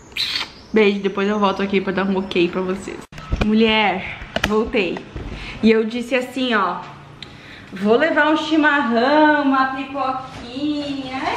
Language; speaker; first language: Portuguese; native; Portuguese